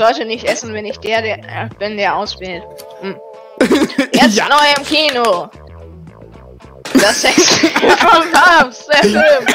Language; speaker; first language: German; native; German